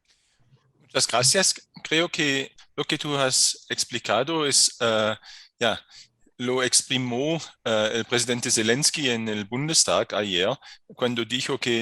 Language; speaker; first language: Spanish; non-native, fluent; German